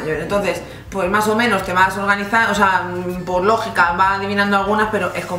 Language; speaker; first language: Spanish; native; Spanish